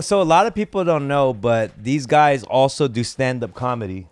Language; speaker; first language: English; early bilingual, other home language; Korean